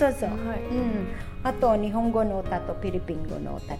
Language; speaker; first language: Japanese; non-native, learner; Filipino